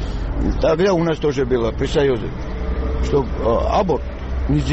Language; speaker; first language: Russian; non-native, local second language; Georgian